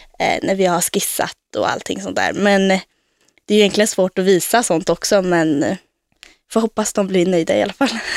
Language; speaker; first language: Swedish; native; Swedish